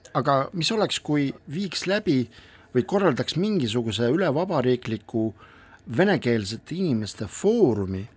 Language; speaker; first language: Estonian; non-native, local second language; Russian